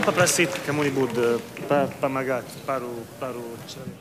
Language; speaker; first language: Russian; non-native, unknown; Italian